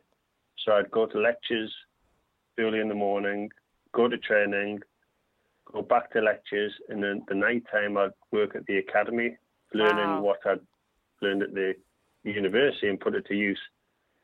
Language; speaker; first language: English; native; English